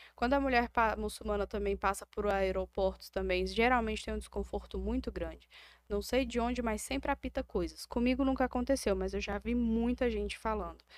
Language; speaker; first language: Portuguese; native; Portuguese